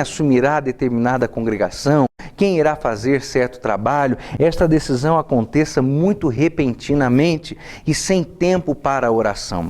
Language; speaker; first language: Portuguese; native; Portuguese